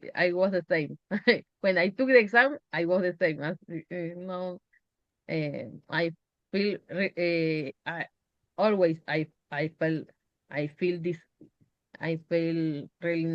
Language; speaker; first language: English; non-native, learner; Spanish